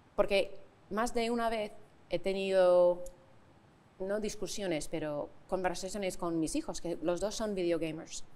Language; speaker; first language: Spanish; non-native, fluent; English